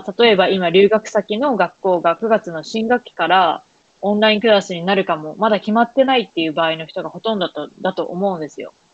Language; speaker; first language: Japanese; native; Japanese